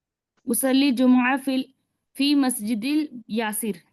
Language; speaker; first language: Arabic; non-native, learner; Urdu